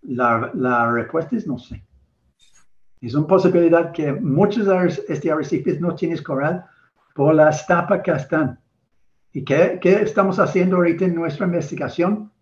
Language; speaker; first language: Spanish; non-native, learner; English